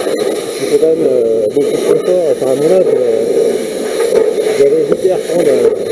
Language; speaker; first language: French; native; French